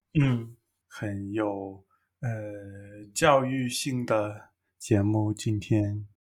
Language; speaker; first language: Chinese; non-native, fluent; English